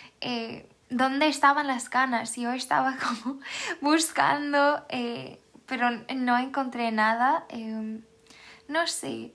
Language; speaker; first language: Spanish; non-native, fluent; Swedish